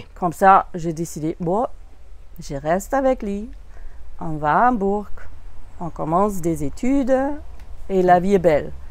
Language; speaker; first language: French; non-native, fluent; German